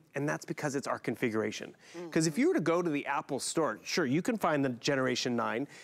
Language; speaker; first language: English; native; English